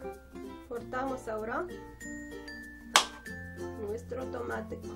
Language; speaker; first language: Spanish; non-native, learner; Arabic